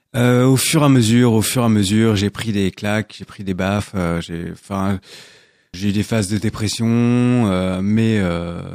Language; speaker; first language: French; native; French